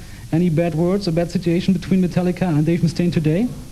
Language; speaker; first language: English; non-native, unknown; German